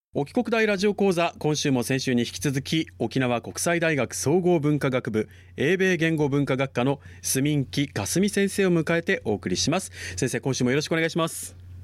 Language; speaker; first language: Japanese; native; Japanese